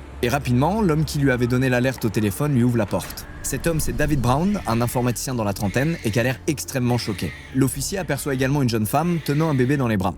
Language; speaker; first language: French; native; French